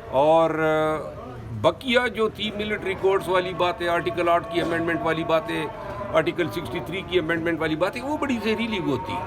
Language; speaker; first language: Urdu; non-native, local second language; Pashto